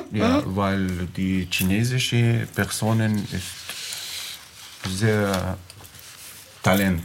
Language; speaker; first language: German; non-native, learner; Arabic